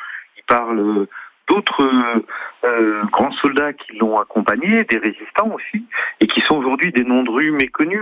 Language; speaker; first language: French; native; French